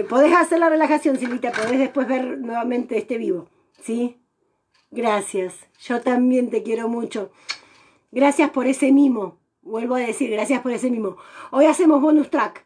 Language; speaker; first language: Spanish; native; Spanish